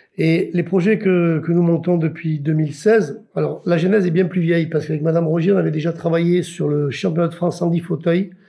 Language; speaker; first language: French; native; French